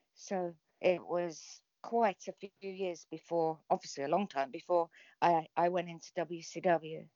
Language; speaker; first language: English; native; English